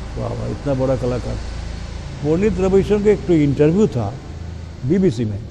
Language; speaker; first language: Hindi; non-native, local second language; Bangla